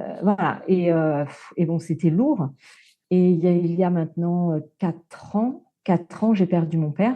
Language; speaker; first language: French; native; French